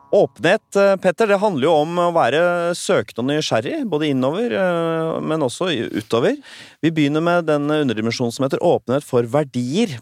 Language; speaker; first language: Norwegian; native; Norwegian